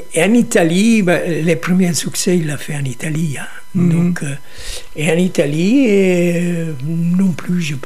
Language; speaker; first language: French; non-native, fluent; Italian